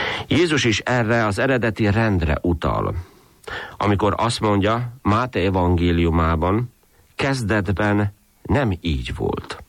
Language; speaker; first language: Hungarian; native; Hungarian